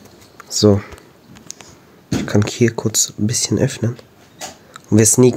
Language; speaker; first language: German; native; German